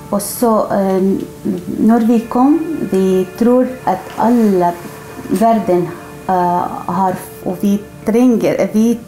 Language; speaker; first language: Norwegian; non-native, learner; Arabic